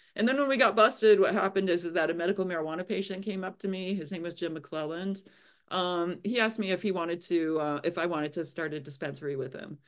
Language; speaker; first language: English; native; English